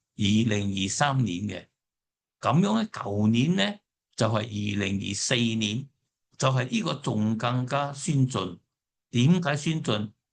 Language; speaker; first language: Cantonese; early bilingual, heritage; Cantonese